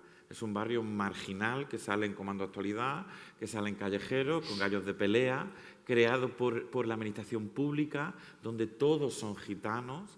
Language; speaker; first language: Spanish; native; Spanish